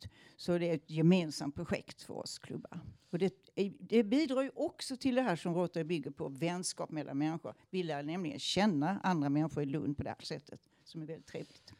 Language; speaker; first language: Swedish; native; Swedish